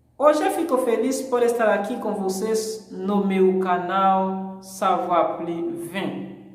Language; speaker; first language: Portuguese; non-native, fluent; Haitian Creole